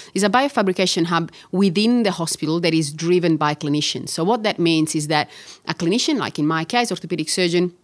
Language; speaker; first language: English; non-native, fluent; Italian